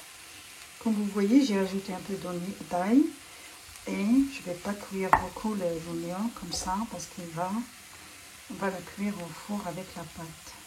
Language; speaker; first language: French; non-native, local second language; Arabic